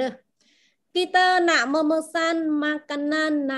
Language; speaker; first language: Indonesian; non-native, fluent; Vietnamese